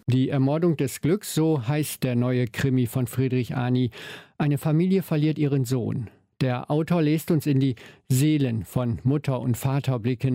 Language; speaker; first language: German; native; German